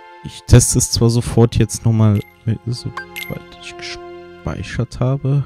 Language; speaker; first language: German; native; German